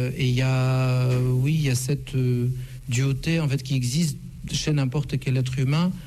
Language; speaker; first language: French; non-native, fluent; Russian